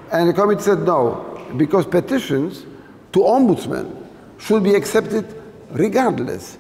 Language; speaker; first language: English; non-native, fluent; Polish